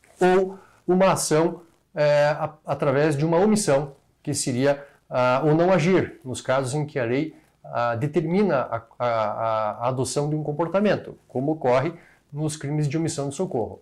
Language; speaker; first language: Portuguese; native; Portuguese